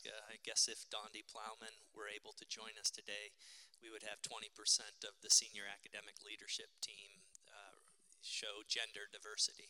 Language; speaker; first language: English; native; English